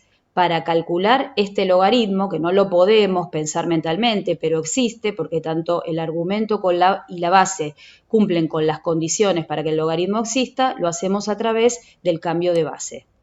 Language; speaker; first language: Spanish; native; Spanish